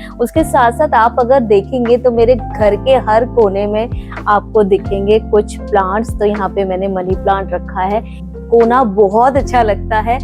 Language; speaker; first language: Hindi; native; Hindi